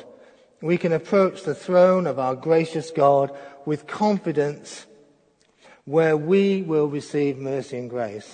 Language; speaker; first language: English; native; English